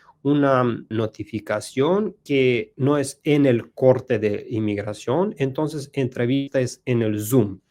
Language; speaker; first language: Spanish; non-native, learner; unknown